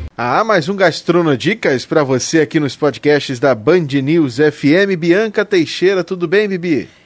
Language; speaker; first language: Portuguese; native; Portuguese